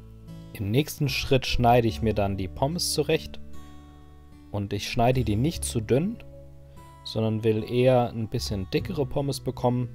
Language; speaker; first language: German; native; German